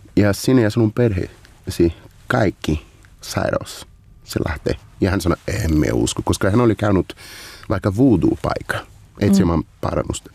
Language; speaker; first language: Finnish; non-native, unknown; Portuguese